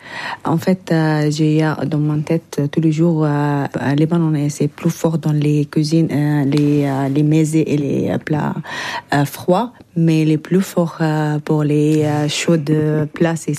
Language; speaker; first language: French; non-native, learner; Arabic